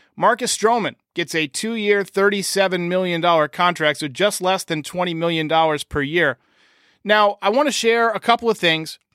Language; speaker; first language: English; native; English